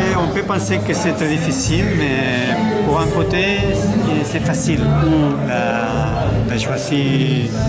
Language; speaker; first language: French; non-native, learner; Catalan